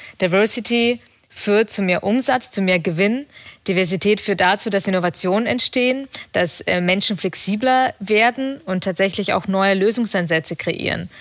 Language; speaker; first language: German; early bilingual, other home language; Russian